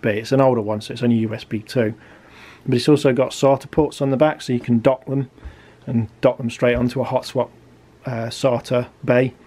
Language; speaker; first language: English; native; English